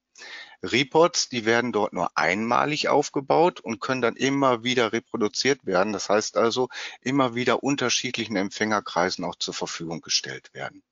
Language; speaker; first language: German; native; German